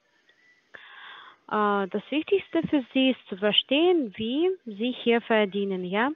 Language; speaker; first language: German; non-native, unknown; Polish